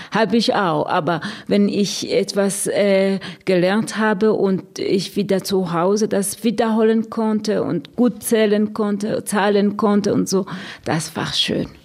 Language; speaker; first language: German; non-native, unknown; Rundi